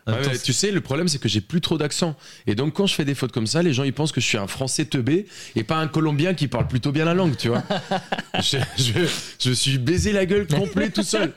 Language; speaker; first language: French; non-native, fluent; Spanish